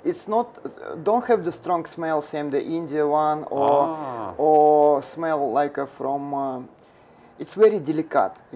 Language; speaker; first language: English; non-native, learner; Russian